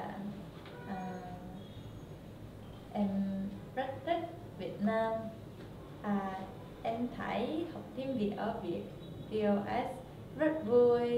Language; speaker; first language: Vietnamese; non-native, learner; Japanese